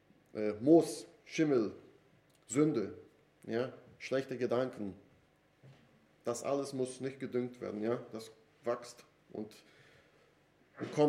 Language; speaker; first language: German; non-native, fluent; Portuguese